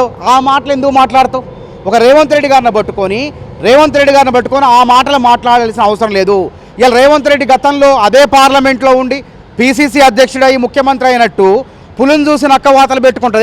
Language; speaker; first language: Telugu; native; Telugu